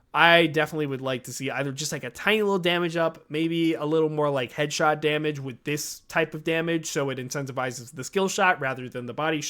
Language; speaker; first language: English; native; English